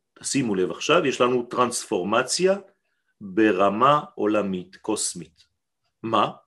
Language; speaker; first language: Hebrew; non-native, fluent; French